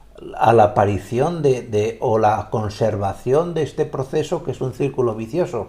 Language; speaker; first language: Spanish; native; Spanish